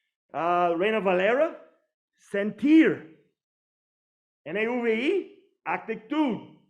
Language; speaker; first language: Spanish; non-native, fluent; English